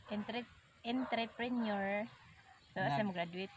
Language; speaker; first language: Filipino; non-native, local second language; Cebuano